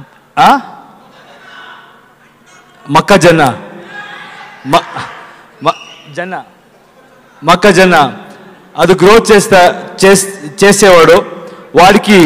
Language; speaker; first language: Telugu; non-native, learner; Kannada